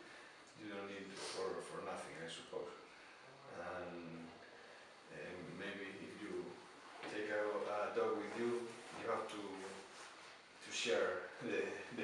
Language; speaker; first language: English; non-native, learner; Spanish